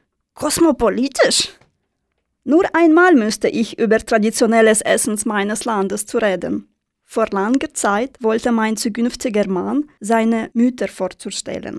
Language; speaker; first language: German; non-native, fluent; Russian